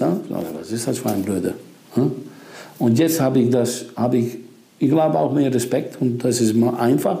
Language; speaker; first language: German; non-native, fluent; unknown